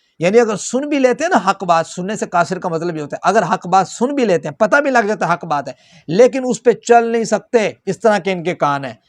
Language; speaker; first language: Urdu; non-native, local second language; Punjabi